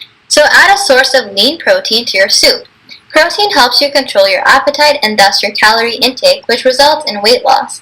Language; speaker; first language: English; native; English